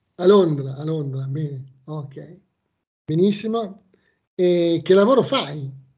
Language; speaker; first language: Italian; native; Italian